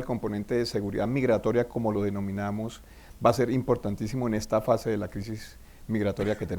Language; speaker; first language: Spanish; native; Spanish